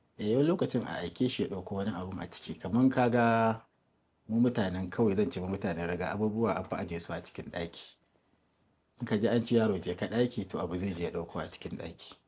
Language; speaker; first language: Hausa; native; Hausa